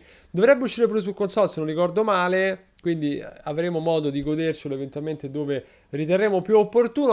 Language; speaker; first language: Italian; native; Italian